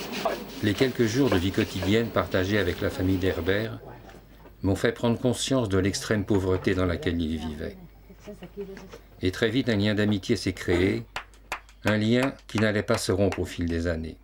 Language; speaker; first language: French; native; French